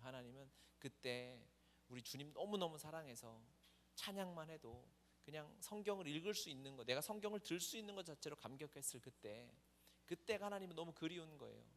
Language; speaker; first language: Korean; native; Korean